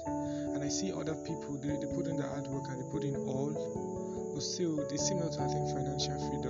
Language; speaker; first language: English; non-native, local second language; Yoruba